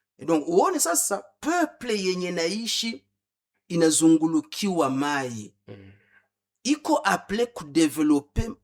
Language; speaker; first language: Swahili; non-native, local second language; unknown